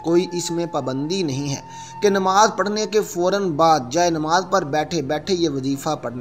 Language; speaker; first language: Urdu; native; Urdu